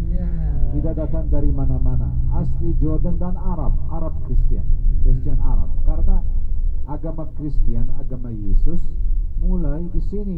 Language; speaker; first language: Indonesian; non-native, fluent; Arabic